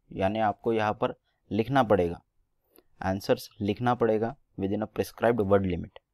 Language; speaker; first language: Hindi; non-native, local second language; Marathi